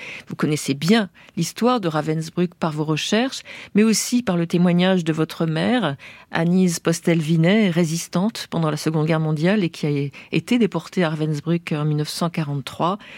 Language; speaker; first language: French; native; French